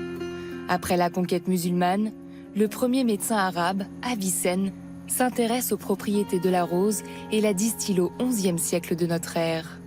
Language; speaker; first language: French; native; French